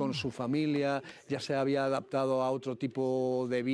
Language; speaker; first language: Spanish; native; Spanish